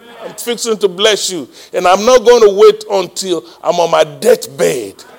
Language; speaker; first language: English; non-native, local second language; Yoruba